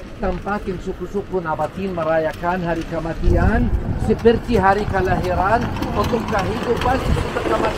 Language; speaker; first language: Indonesian; non-native, learner; Arabic